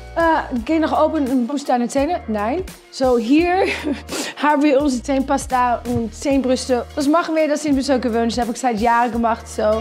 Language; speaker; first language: German; non-native, fluent; Dutch